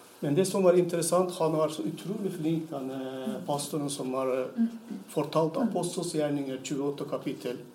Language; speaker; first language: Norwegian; non-native, fluent; Turkmen